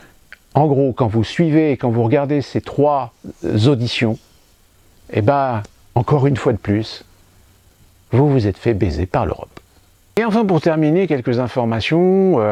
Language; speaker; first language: French; native; French